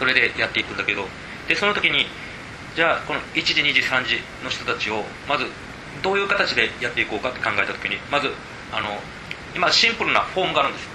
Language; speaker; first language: Japanese; native; Japanese